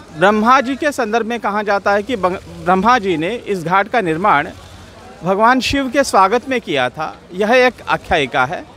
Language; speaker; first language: Hindi; non-native, local second language; Marathi